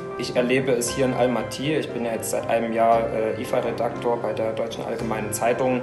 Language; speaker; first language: German; native; German